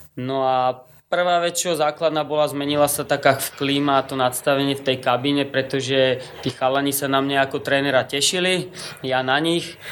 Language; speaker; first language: Slovak; native; Slovak